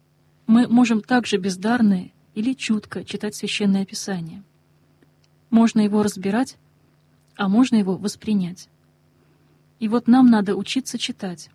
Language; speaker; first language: Russian; native; Russian